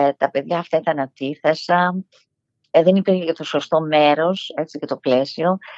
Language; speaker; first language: Greek; early bilingual, heritage; Greek